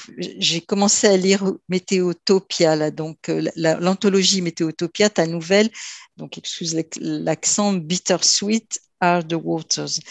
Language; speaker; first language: French; native; French